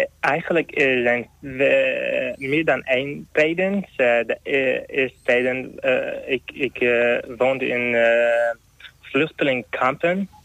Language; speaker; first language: Dutch; non-native, learner; Arabic